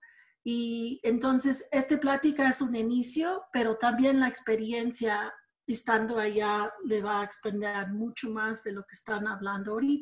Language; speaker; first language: Spanish; early bilingual, other home language; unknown